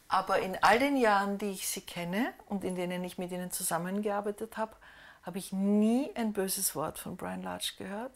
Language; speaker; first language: German; native; German